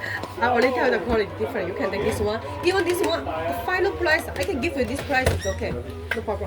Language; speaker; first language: English; non-native, learner; Chinese